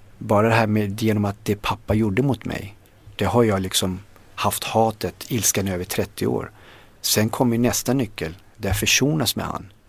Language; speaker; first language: Swedish; early bilingual, other home language; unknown